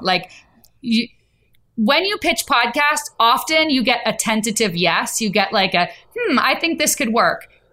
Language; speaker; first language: English; native; English